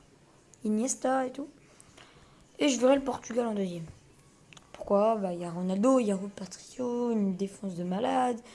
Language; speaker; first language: French; early bilingual, other home language; Portuguese